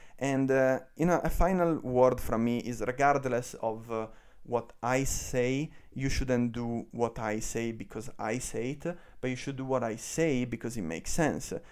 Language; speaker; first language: English; non-native, fluent; Italian